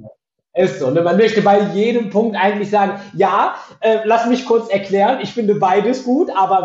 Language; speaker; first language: German; native; German